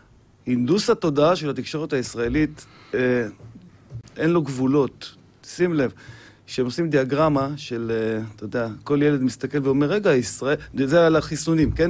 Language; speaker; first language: Hebrew; native; Hebrew